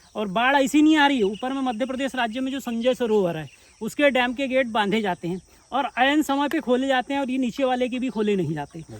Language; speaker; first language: Hindi; native; Hindi